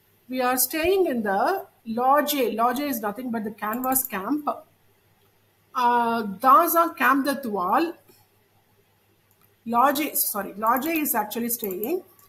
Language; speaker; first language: English; non-native, local second language; Tamil